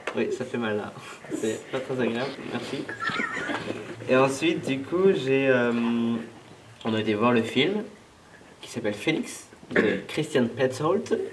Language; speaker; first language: French; native; French